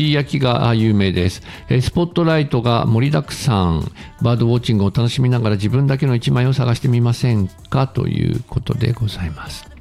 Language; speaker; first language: Japanese; native; Japanese